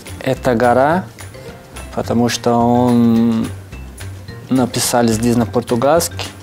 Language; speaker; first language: Russian; non-native, learner; Portuguese